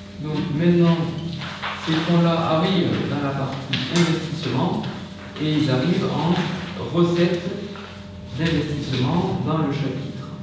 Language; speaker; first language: French; native; French